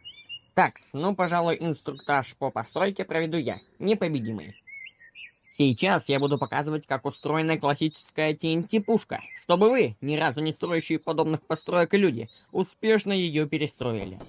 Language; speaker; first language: Russian; native; Russian